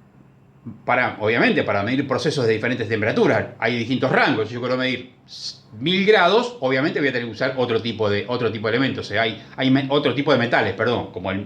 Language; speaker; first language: Spanish; native; Spanish